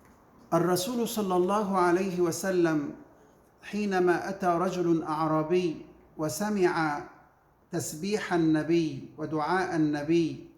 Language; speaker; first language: Arabic; native; Arabic